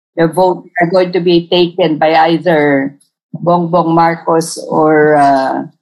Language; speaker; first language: English; non-native, local second language; Tausug